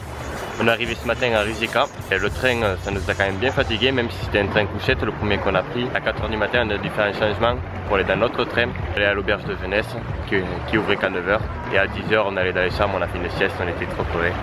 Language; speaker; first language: French; native; French